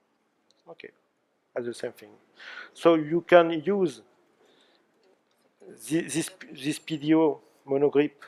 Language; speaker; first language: English; non-native, learner; French